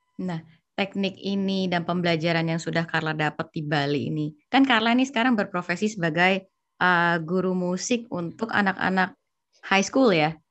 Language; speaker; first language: Indonesian; native; Indonesian